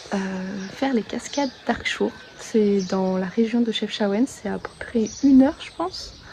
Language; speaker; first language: French; native; French